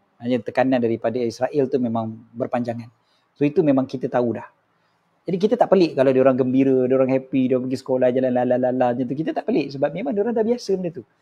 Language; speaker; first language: Malay; native; Malay